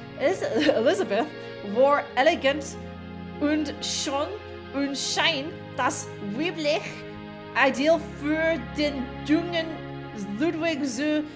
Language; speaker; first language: German; non-native, learner; English